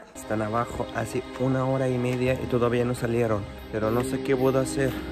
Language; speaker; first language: Spanish; non-native, fluent; Arabic